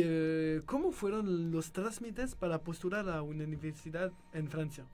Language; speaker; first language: Spanish; non-native, learner; French